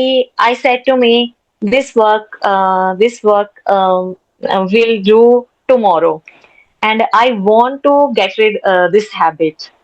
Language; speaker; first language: English; non-native, learner; Hindi